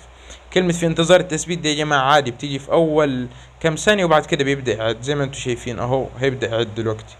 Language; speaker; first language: Arabic; native; Arabic